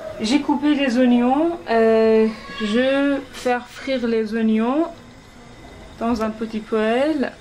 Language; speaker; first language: French; non-native, fluent; Persian